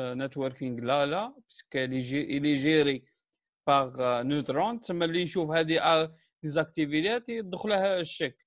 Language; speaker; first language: French; non-native, local second language; Arabic